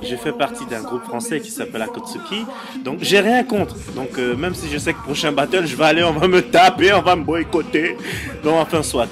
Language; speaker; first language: French; native; French